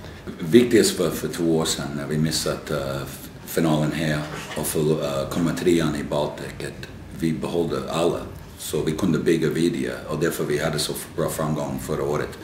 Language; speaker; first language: Swedish; non-native, fluent; English